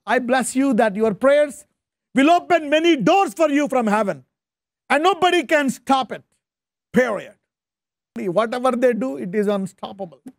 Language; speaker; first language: English; non-native, local second language; Telugu